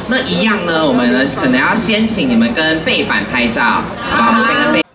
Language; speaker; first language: Chinese; native; Chinese